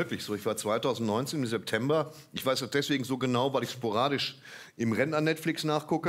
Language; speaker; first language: German; native; German